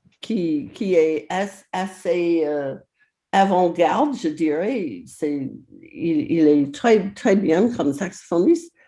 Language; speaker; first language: French; non-native, fluent; English